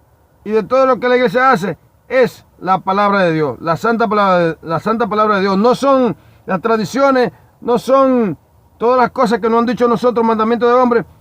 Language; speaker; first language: Spanish; native; Spanish